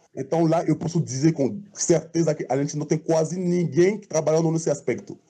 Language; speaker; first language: Portuguese; non-native, fluent; French